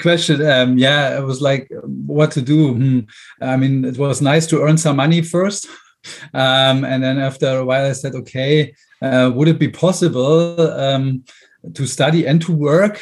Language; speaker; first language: English; non-native, fluent; German